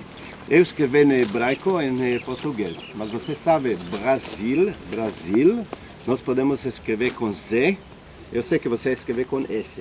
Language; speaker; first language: Portuguese; non-native, learner; Hebrew